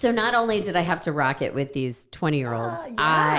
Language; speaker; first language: English; native; English